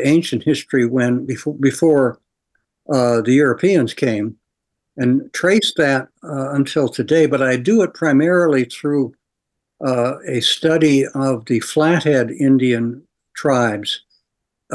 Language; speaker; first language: English; native; English